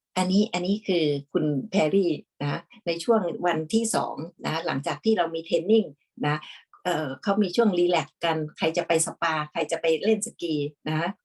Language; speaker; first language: Thai; native; Thai